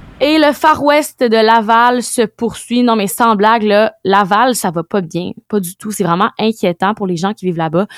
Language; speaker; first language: French; native; French